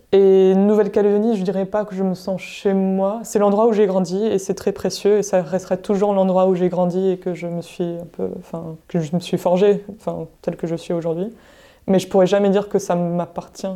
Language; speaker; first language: French; non-native, local second language; English